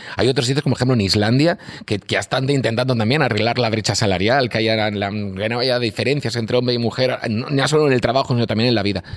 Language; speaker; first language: Spanish; native; Spanish